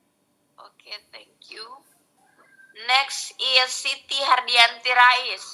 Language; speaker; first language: English; non-native, local second language; Indonesian